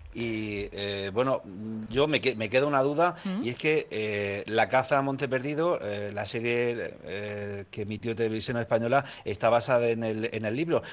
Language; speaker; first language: Spanish; native; Spanish